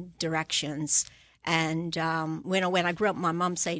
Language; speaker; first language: English; non-native, local second language; Cantonese